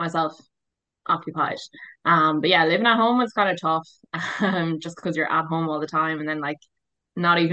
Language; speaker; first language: English; native; English